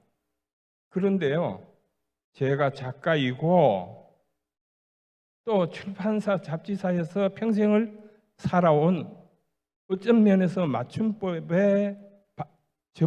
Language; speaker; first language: Korean; native; Korean